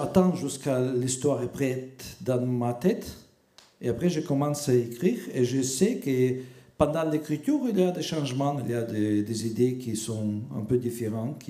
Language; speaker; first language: French; non-native, fluent; Russian